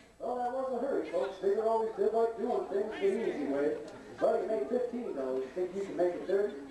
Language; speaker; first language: English; native; English